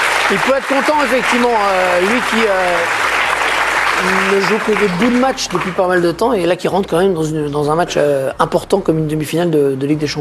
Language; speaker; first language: French; native; French